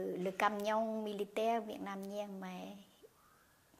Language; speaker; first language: French; non-native, learner; Khmer